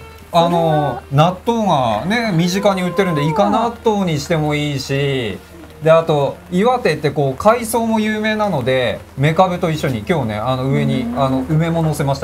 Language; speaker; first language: Japanese; native; Japanese